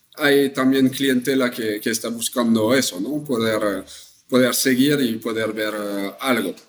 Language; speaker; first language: Spanish; non-native, fluent; French